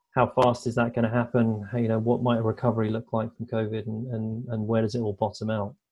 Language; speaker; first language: English; native; English